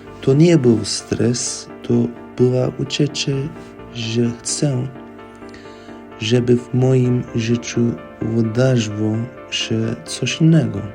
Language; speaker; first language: Polish; non-native, fluent; Turkish